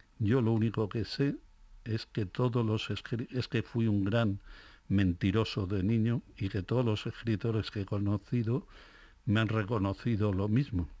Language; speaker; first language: Spanish; native; Spanish